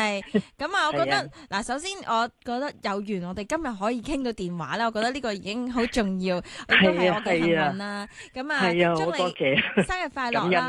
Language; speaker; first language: Cantonese; native; Cantonese